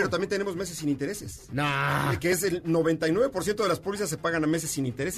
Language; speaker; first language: Spanish; native; Spanish